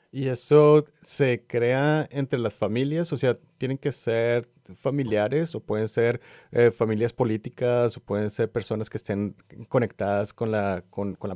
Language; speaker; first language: Spanish; native; Spanish